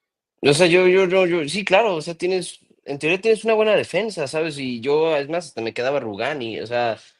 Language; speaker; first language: Spanish; native; Spanish